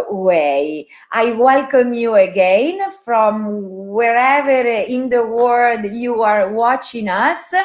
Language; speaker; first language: English; non-native, fluent; Italian